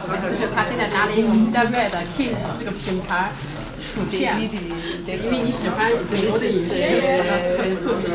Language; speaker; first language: Chinese; native; Chinese